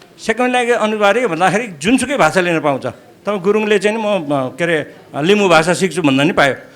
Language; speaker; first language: Nepali; non-native, local second language; Gurung